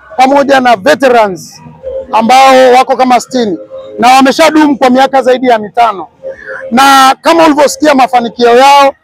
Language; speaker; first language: Swahili; native; Swahili